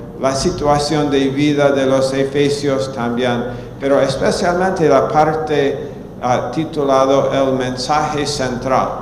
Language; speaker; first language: Spanish; non-native, fluent; English